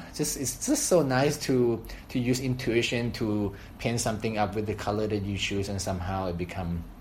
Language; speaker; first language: English; non-native, fluent; Thai